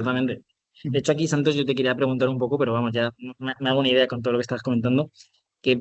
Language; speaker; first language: Spanish; native; Spanish